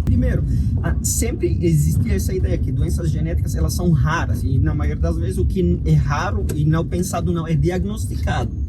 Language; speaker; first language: Portuguese; non-native, fluent; Arabic